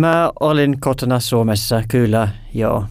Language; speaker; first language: Finnish; non-native, learner; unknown